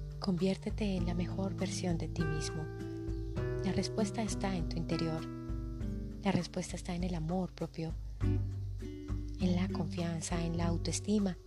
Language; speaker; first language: Spanish; native; Spanish